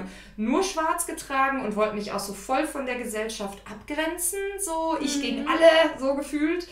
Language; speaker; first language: German; native; German